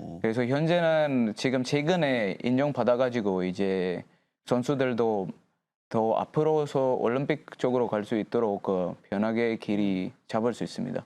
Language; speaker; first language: Korean; non-native, fluent; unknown